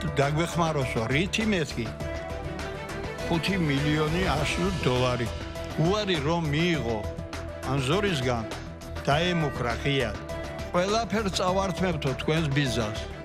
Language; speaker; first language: Georgian; native; Georgian